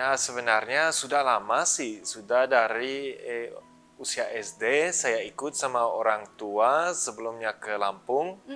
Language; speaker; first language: Indonesian; early bilingual, other home language; English